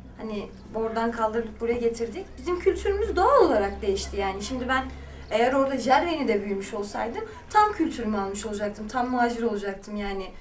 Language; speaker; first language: Turkish; native; Turkish